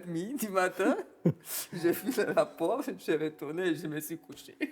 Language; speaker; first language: French; non-native, fluent; Romanian